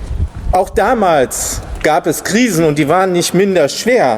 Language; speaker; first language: German; native; German